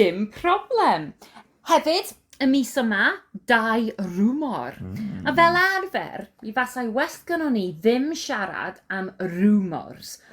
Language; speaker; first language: Welsh; non-native, learner; English